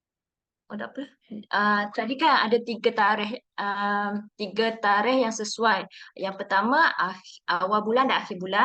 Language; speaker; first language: Malay; native; Malay